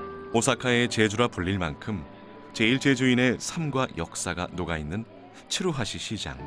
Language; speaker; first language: Korean; native; Korean